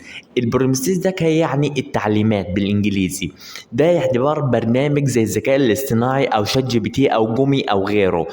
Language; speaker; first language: Arabic; native; Arabic